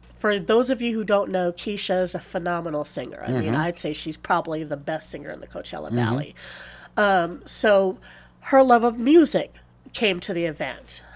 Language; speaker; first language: English; native; English